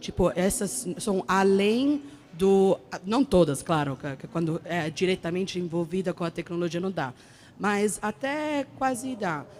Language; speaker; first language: Portuguese; non-native, fluent; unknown